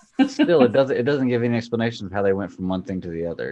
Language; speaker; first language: English; native; English